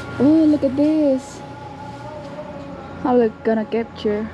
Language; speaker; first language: English; non-native, learner; Indonesian